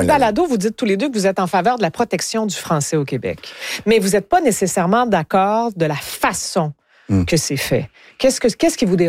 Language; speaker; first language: French; native; French